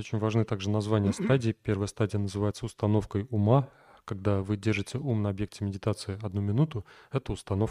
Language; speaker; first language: Russian; native; Russian